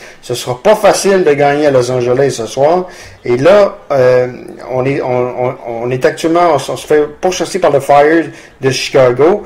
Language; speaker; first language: French; native; French